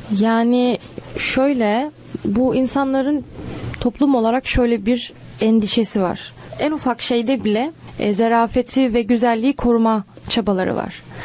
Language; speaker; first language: Turkish; native; Turkish